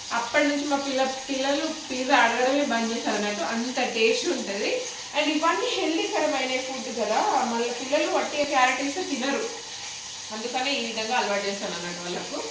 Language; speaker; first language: Telugu; native; Telugu